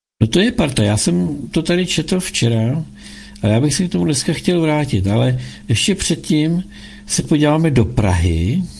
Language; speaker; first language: Czech; native; Czech